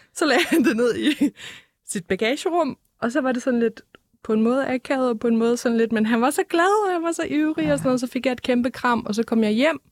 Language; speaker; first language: Danish; early bilingual, other home language; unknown